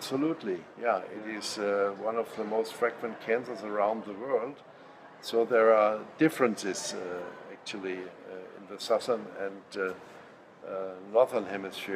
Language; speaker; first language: English; non-native, fluent; German